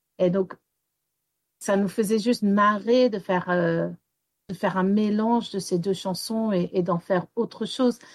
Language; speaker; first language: French; early bilingual, heritage; English